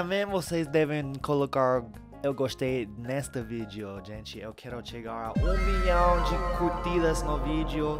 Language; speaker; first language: Portuguese; non-native, fluent; English